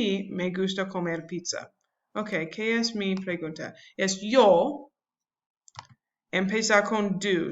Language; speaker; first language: Spanish; non-native, learner; English